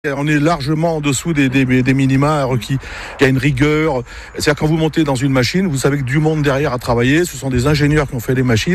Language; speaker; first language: French; native; French